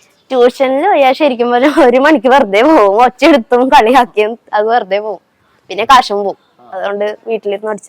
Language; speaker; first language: Malayalam; non-native, local second language; Hindi